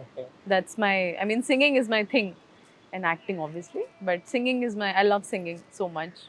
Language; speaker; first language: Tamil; non-native, local second language; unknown